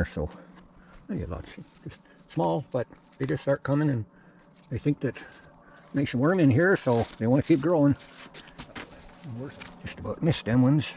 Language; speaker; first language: English; native; English